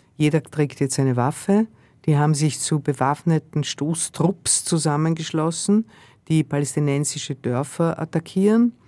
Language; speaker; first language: German; native; German